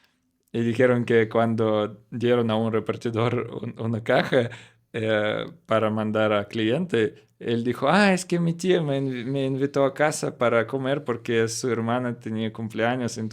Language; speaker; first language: Spanish; non-native, learner; Russian